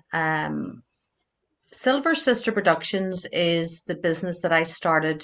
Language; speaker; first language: English; native; English